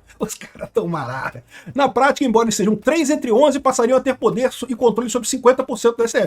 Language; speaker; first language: Portuguese; native; Portuguese